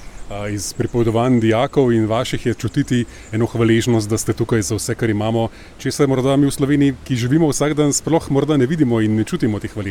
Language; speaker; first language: Slovenian; native; Slovenian